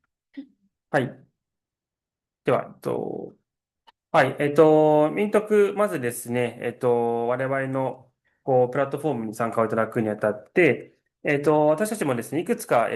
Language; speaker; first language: Japanese; native; Japanese